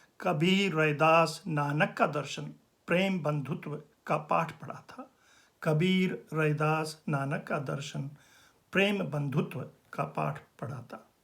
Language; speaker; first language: Hindi; native; Hindi